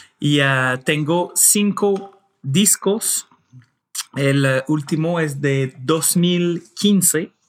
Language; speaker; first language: Spanish; non-native, fluent; French